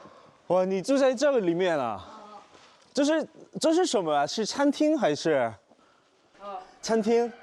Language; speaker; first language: Chinese; non-native, learner; Korean